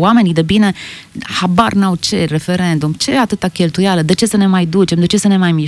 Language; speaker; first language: Romanian; native; Romanian